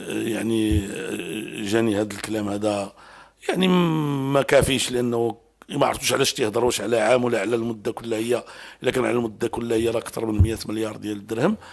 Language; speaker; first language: Arabic; native; Arabic